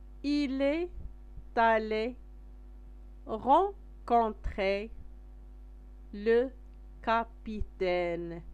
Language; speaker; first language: French; non-native, local second language; Arabic